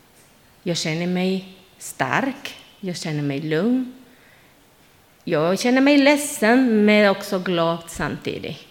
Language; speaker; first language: Swedish; non-native, learner; Spanish